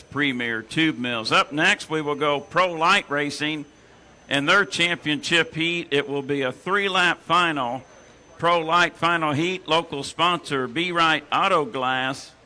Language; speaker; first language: English; native; English